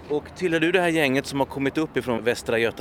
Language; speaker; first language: Swedish; native; Swedish